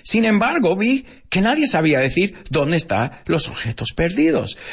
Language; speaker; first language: Spanish; non-native, fluent; English